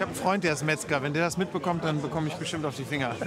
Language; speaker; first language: German; native; German